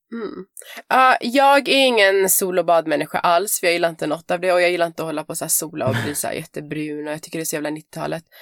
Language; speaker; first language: Swedish; early bilingual, other home language; Persian